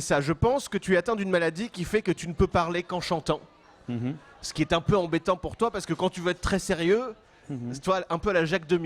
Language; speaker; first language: French; native; French